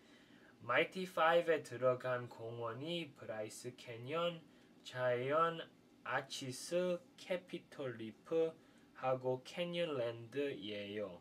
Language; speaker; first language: Korean; non-native, fluent; English